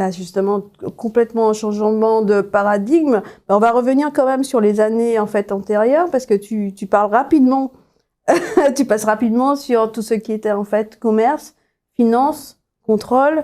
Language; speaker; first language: French; native; French